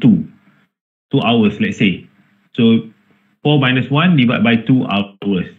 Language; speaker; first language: English; non-native, local second language; Malay